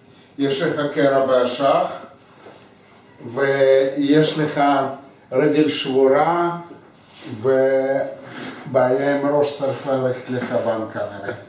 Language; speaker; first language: Hebrew; native; Hebrew